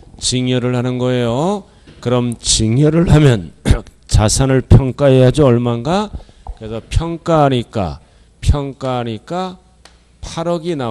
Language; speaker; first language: Korean; native; Korean